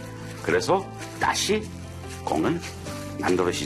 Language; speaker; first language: Korean; non-native, learner; English